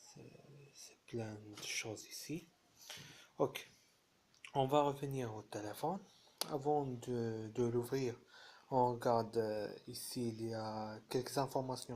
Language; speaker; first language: French; non-native, fluent; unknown